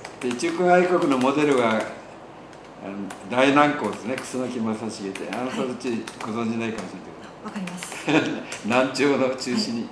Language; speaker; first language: Japanese; native; Japanese